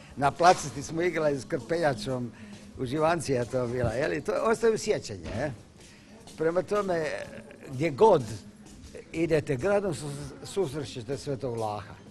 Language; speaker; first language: Croatian; native; Croatian